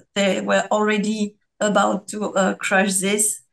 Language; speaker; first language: English; non-native, fluent; French